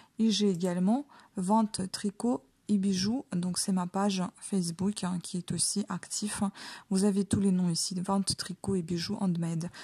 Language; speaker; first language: French; non-native, fluent; Ukrainian